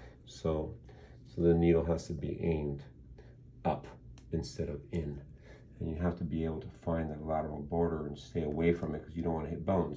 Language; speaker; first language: English; early bilingual, other home language; Spanish